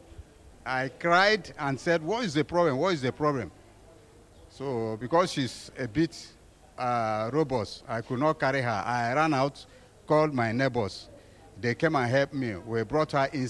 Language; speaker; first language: English; non-native, local second language; Igbo